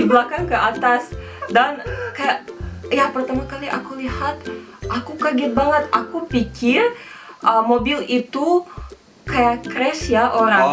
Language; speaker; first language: Indonesian; non-native, fluent; Russian